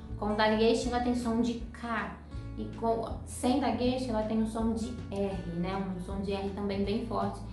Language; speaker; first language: Portuguese; native; Portuguese